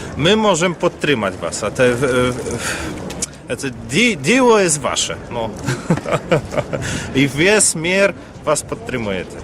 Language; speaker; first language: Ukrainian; non-native, learner; Polish